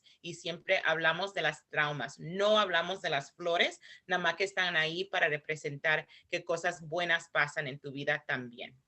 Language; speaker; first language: Spanish; early bilingual, heritage; Spanish